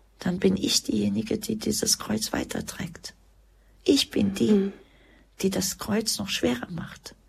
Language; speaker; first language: German; early bilingual, other home language; Croatian